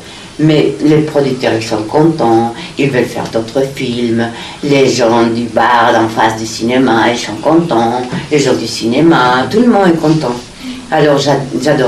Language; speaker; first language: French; non-native, fluent; Spanish